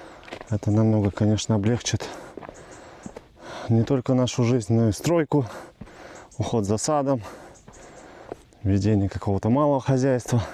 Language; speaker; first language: Russian; native; Russian